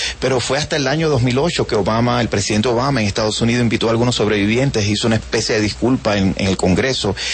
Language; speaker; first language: Spanish; native; Spanish